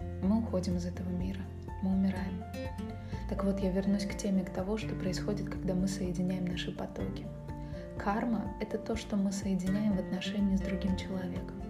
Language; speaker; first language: Russian; native; Russian